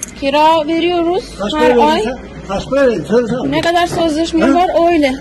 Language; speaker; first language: Turkish; non-native, learner; Persian